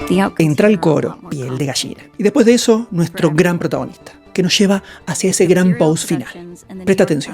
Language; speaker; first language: Spanish; native; Spanish